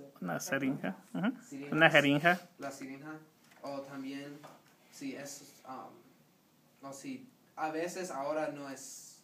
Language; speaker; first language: Spanish; non-native, learner; English